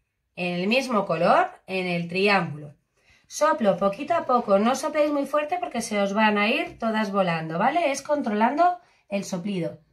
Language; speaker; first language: Spanish; native; Spanish